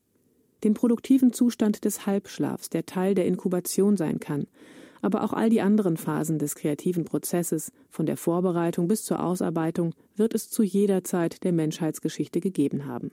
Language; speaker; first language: German; native; German